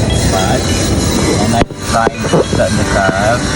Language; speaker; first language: English; non-native, learner; Indonesian